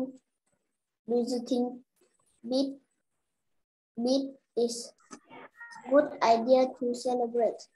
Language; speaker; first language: English; non-native, learner; Vietnamese